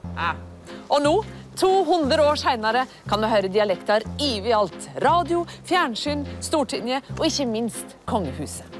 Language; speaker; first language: Norwegian; native; Norwegian